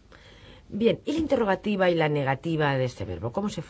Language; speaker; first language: Spanish; native; Spanish